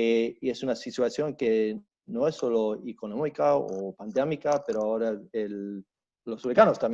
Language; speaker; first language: Spanish; early bilingual, heritage; Spanish